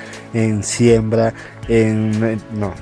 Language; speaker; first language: Spanish; native; Spanish